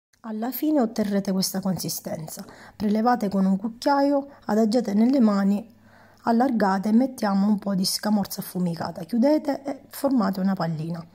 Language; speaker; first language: Italian; native; Italian